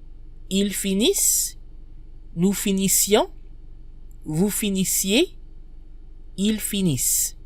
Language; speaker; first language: French; non-native, fluent; English